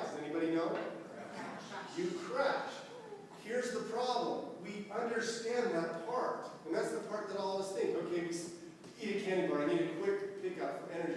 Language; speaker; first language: English; native; English